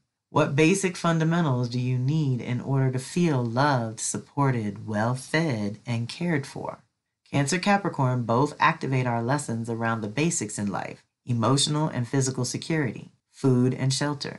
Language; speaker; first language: English; native; English